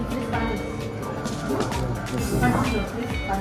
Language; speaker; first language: Spanish; non-native, fluent; Filipino